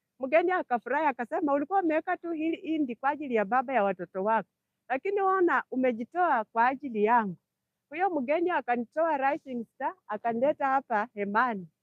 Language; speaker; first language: Swahili; non-native, local second language; Luyia